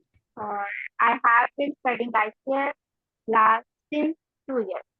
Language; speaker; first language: English; non-native, learner; Urdu